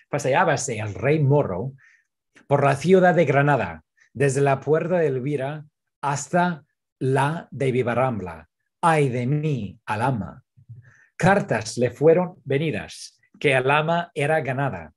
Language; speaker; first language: Spanish; non-native, fluent; English